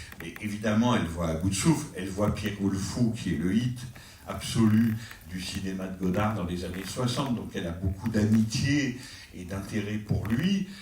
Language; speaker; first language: French; native; French